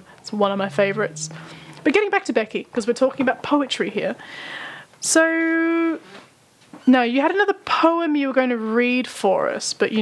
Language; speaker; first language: English; native; English